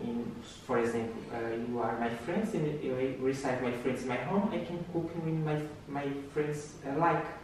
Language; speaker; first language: English; non-native, learner; Portuguese